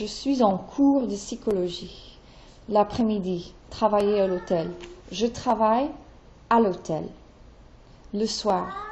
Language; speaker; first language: French; non-native, fluent; English